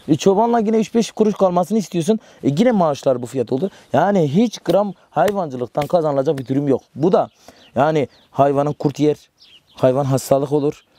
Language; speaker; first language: Turkish; non-native, local second language; Kurdish